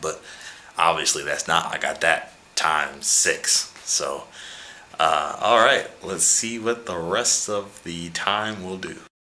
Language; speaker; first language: English; native; English